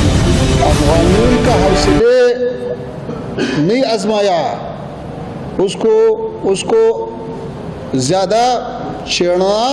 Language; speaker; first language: Hindi; non-native, fluent; Pashto